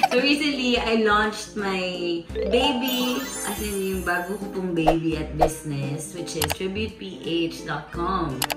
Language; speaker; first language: English; non-native, local second language; Filipino